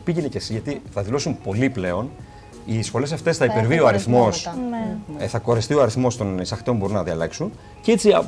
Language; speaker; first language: Greek; native; Greek